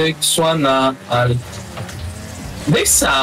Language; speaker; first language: Spanish; native; Spanish